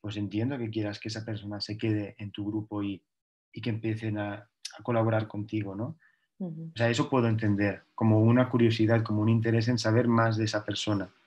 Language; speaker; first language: Spanish; native; Spanish